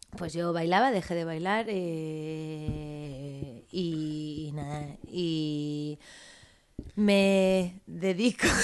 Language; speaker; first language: Spanish; native; Spanish